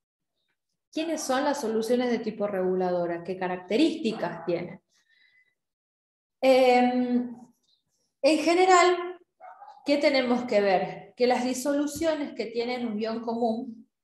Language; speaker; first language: Spanish; native; Spanish